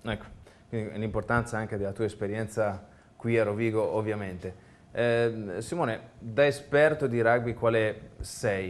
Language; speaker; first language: Italian; native; Italian